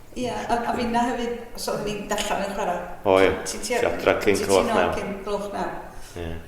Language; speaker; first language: Welsh; native; Welsh